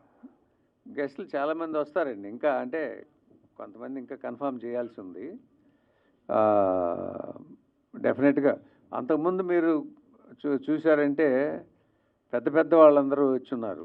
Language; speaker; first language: Telugu; native; Telugu